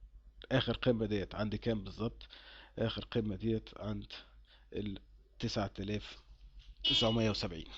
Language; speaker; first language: Arabic; native; Arabic